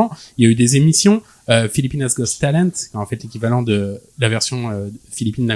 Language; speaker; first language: French; native; French